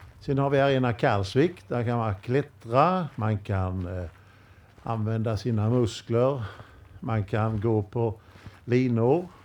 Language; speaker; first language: Swedish; native; Swedish